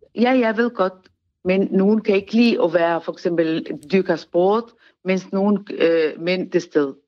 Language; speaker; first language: Danish; non-native, fluent; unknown